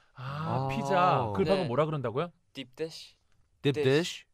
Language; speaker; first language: Korean; non-native, fluent; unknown